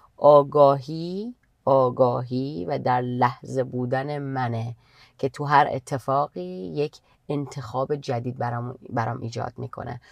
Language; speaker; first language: Persian; native; Persian